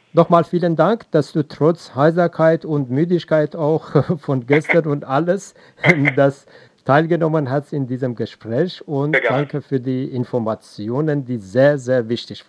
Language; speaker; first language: German; non-native, learner; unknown